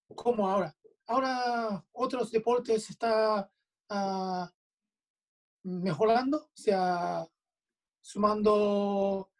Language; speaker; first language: Spanish; non-native, fluent; Japanese